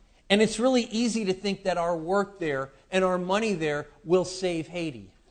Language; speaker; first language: English; native; English